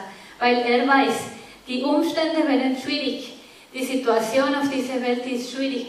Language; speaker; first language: German; non-native, fluent; Spanish